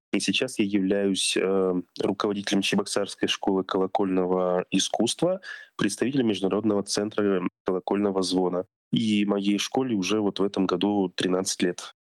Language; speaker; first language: Russian; native; Russian